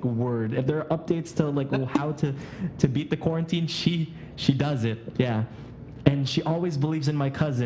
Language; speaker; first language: English; non-native, local second language; Filipino